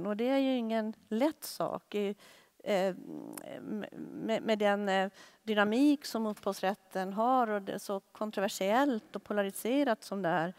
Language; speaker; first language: Swedish; native; Swedish